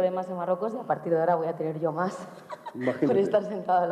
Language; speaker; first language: Spanish; native; Spanish